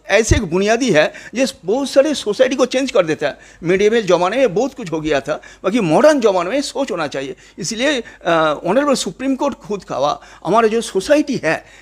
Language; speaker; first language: Hindi; non-native, local second language; Bangla